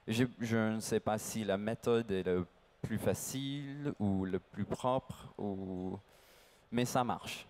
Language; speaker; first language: French; non-native, learner; English